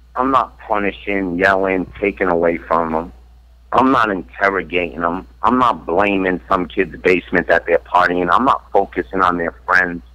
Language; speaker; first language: English; native; English